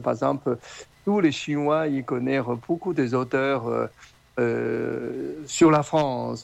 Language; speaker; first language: French; non-native, fluent; Chinese